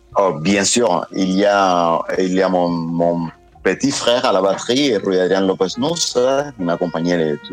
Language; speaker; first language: French; non-native, fluent; Spanish